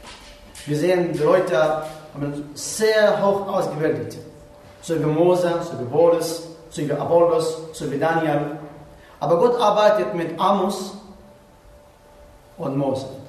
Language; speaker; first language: German; non-native, learner; Arabic